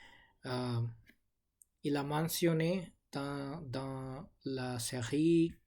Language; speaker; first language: French; non-native, learner; English